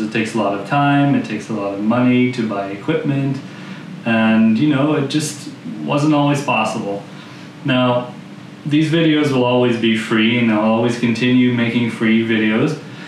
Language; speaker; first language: English; non-native, fluent; Dutch